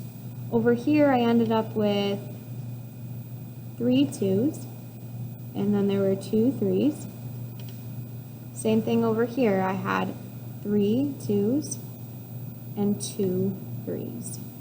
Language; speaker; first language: English; native; English